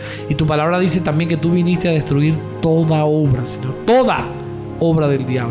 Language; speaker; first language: Spanish; native; Spanish